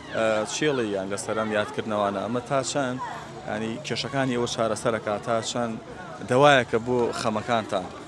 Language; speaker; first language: Central Kurdish; native; Central Kurdish